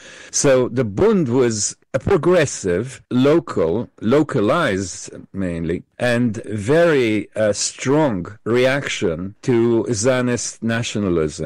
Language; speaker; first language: English; non-native, fluent; Hebrew